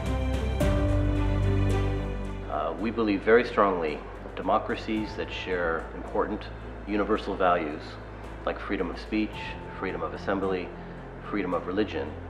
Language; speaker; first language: English; native; English